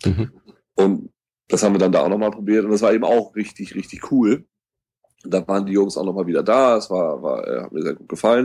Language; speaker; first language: German; native; German